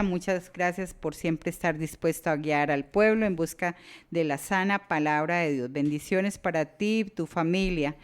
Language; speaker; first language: Spanish; native; Spanish